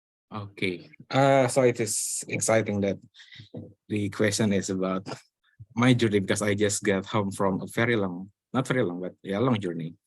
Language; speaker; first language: English; non-native, learner; Indonesian